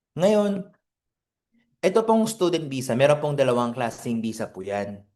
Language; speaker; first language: Filipino; non-native, fluent; Korean